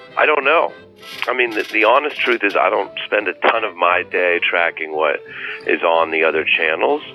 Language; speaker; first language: English; native; English